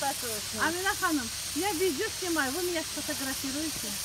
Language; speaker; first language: Russian; non-native, fluent; Azerbaijani